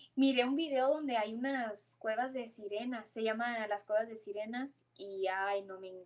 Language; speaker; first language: Spanish; early bilingual, heritage; Spanish